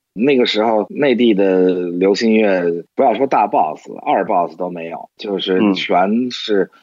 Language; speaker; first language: Chinese; native; Chinese